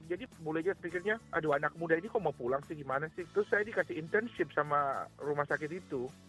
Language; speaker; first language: Indonesian; native; Indonesian